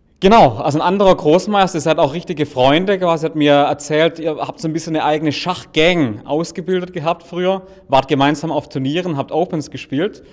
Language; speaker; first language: German; native; German